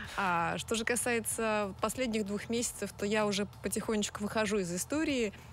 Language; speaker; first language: Russian; native; Russian